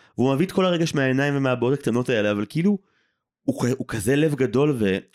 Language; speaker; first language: Hebrew; native; Hebrew